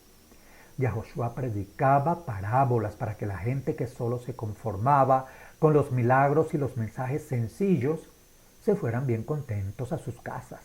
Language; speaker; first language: Spanish; native; Spanish